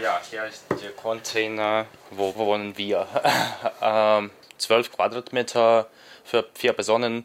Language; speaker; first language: German; non-native, learner; Ukrainian